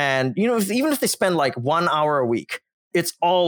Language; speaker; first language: English; native; English